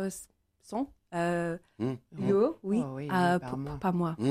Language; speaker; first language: French; non-native, learner; English